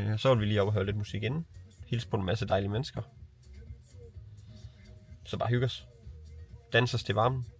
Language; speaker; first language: Danish; native; Danish